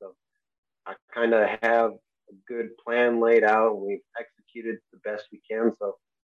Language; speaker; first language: English; native; English